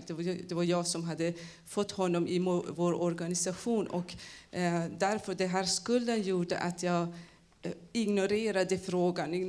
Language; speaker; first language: Swedish; non-native, fluent; Persian